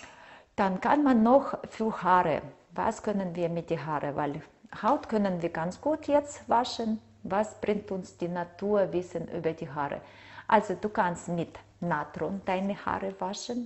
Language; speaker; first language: German; non-native, fluent; Russian